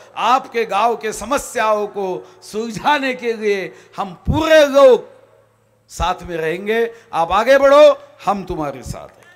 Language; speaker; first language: Hindi; non-native, local second language; Marathi